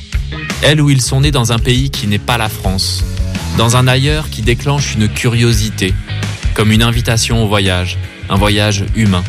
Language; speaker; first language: French; native; French